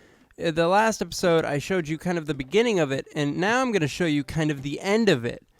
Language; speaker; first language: English; native; English